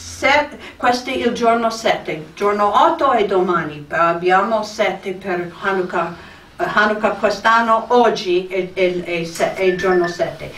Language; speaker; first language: Italian; non-native, fluent; English